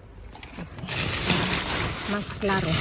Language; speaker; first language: Spanish; non-native, learner; Filipino